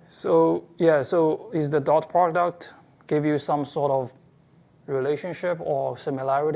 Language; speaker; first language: English; non-native, fluent; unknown